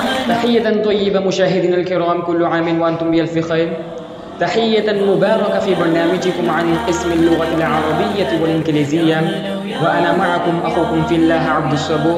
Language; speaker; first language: Arabic; non-native, fluent; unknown